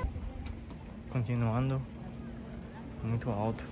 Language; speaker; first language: Portuguese; non-native, fluent; Chinese